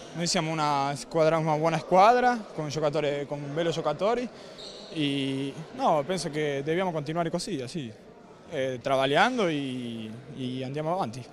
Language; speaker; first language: Italian; non-native, learner; Spanish